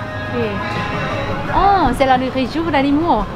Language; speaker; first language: French; non-native, learner; Thai